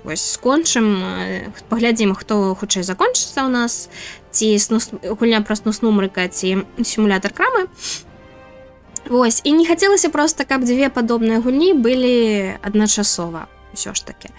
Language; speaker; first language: Belarusian; non-native, local second language; Russian